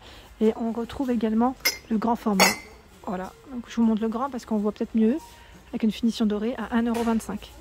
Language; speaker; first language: French; native; French